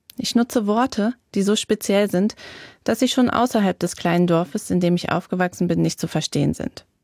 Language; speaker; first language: German; native; German